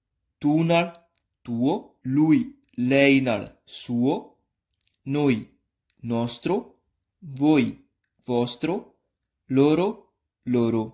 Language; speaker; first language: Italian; non-native, fluent; Punjabi